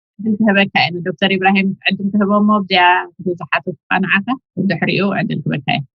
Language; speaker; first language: Tigrinya; native; Tigrinya